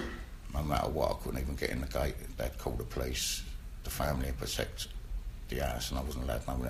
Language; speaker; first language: English; native; English